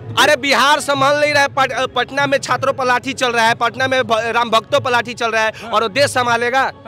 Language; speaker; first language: Hindi; native; Hindi